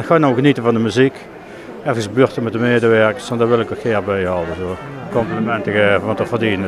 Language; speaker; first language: Dutch; native; Dutch